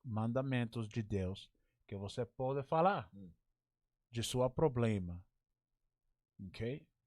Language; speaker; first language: Portuguese; non-native, learner; English